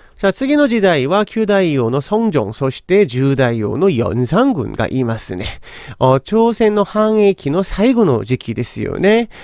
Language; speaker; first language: Japanese; non-native, fluent; Korean